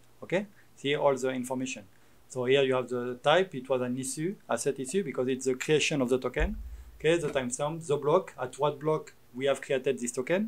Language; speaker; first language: English; non-native, fluent; French